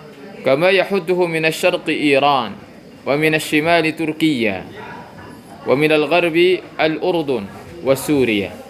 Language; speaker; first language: Arabic; non-native, fluent; Sundanese